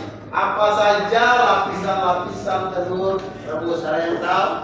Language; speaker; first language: Indonesian; native; Indonesian